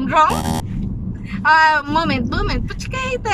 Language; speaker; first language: English; non-native, local second language; Filipino